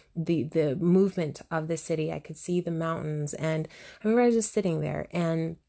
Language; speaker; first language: English; native; English